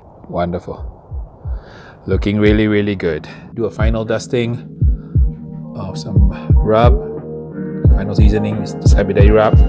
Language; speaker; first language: English; native; English